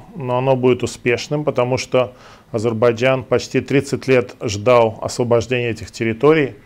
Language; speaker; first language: Russian; native; Russian